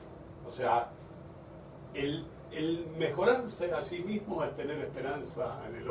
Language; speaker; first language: Spanish; native; Spanish